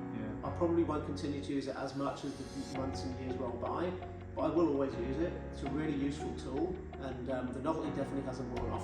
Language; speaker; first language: English; native; English